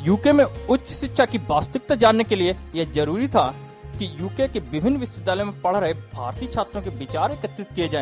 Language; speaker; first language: Hindi; native; Hindi